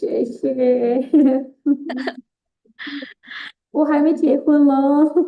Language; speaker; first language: Chinese; non-native, fluent; Indonesian